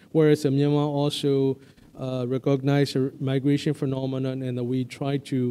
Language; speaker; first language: English; non-native, fluent; Burmese